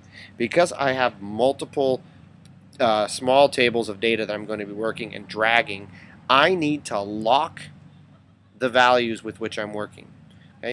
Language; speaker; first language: English; native; English